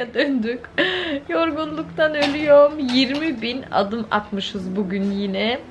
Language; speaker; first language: Turkish; early bilingual, heritage; Turkish